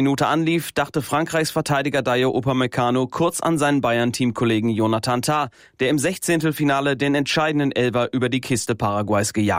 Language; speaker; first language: German; native; German